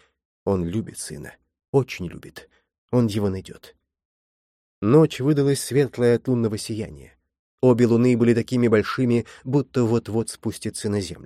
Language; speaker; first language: Russian; native; Russian